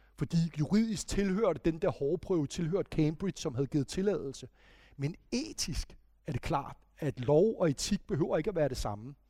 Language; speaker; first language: Danish; native; Danish